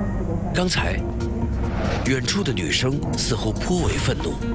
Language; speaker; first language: Chinese; native; Chinese